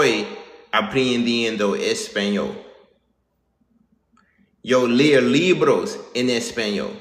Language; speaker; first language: Spanish; non-native, learner; English